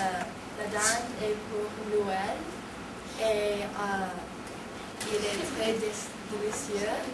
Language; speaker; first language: French; non-native, learner; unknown